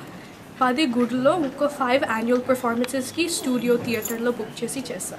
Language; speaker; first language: Telugu; early bilingual, heritage; Telugu